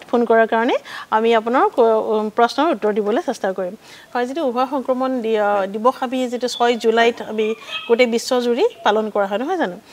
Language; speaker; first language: Assamese; native; Assamese